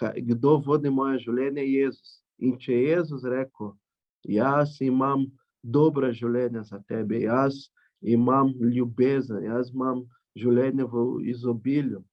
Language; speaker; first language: Slovenian; non-native, learner; Portuguese